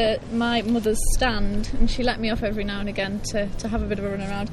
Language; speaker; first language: English; native; English